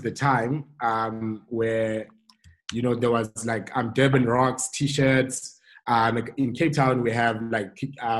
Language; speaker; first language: English; non-native, local second language; Xhosa